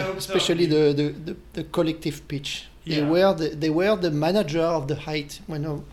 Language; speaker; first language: English; non-native, fluent; French